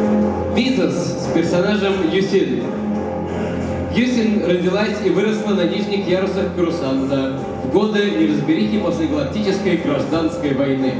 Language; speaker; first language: Russian; native; Russian